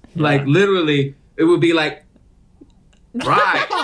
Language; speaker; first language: English; native; English